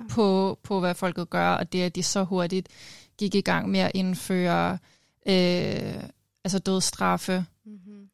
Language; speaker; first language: Danish; native; Danish